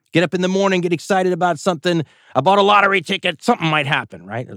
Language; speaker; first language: English; native; English